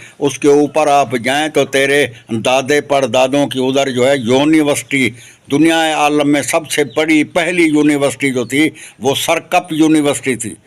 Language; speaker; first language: Urdu; non-native, local second language; Sindhi